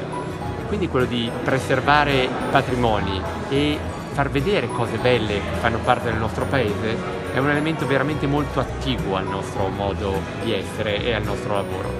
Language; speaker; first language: Italian; native; Italian